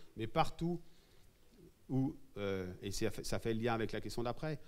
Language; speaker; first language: French; native; French